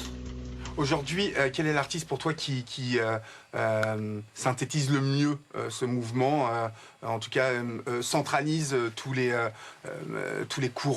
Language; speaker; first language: French; native; French